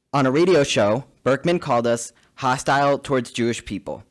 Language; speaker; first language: English; native; English